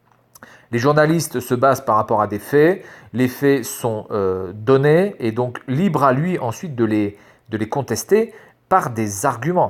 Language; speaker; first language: French; native; French